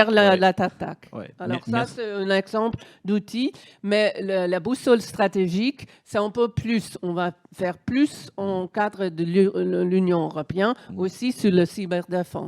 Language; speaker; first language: French; non-native, fluent; Dutch